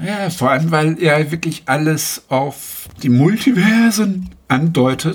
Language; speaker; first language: German; native; German